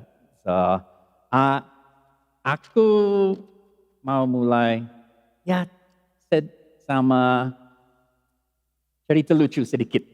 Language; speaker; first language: Indonesian; non-native, learner; English